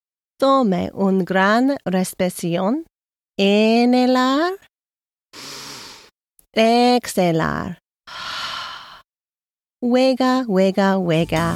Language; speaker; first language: Spanish; non-native, learner; English